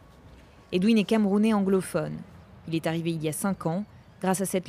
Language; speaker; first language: French; native; French